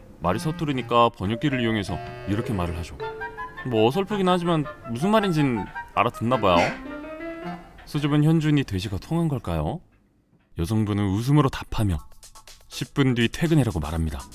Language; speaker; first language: Korean; native; Korean